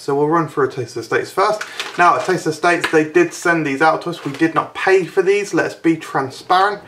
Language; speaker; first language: English; native; English